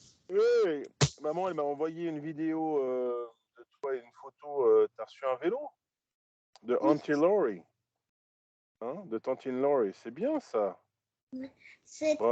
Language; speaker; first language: French; native; French